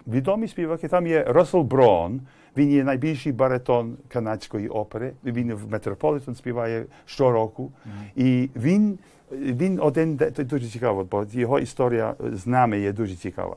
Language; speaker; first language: Ukrainian; early bilingual, heritage; English